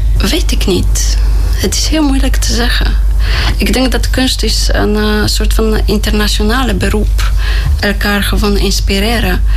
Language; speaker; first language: Dutch; non-native, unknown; Polish